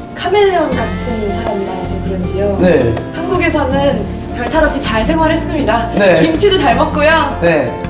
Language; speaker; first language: Korean; early bilingual, heritage; Korean